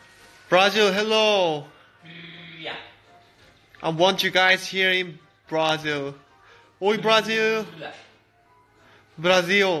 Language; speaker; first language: English; non-native, learner; Korean